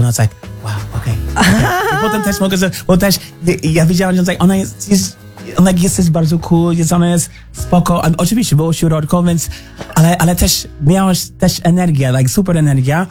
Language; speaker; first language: Polish; non-native, learner; English